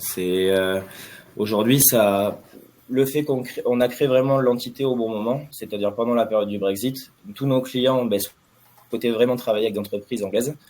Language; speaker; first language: French; native; French